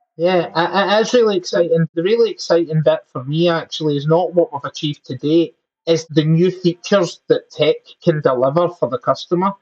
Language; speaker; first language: English; native; English